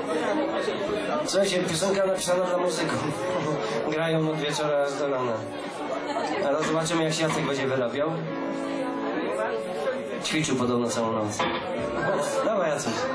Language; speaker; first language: Polish; native; Polish